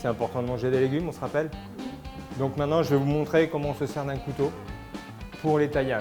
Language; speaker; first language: French; native; French